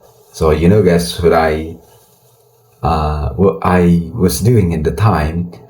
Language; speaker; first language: English; non-native, learner; Indonesian